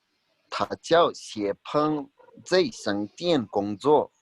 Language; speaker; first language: Chinese; non-native, fluent; Urdu